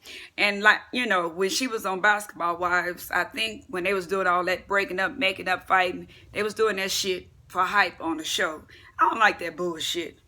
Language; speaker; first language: English; native; English